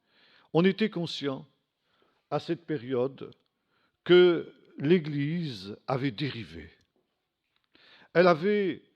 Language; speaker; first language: French; native; French